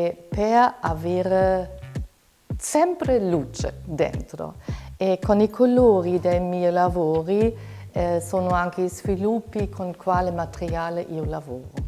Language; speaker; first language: Italian; non-native, fluent; German